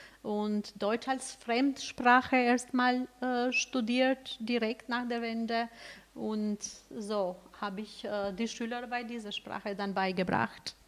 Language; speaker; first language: German; non-native, fluent; Albanian